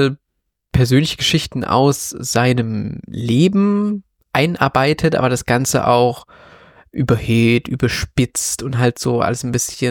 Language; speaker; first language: German; native; German